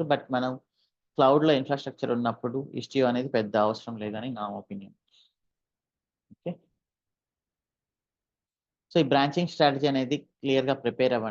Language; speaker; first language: Telugu; native; Telugu